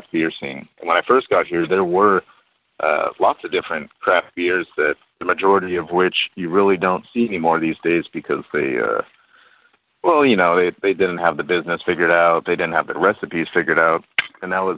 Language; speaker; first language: English; native; English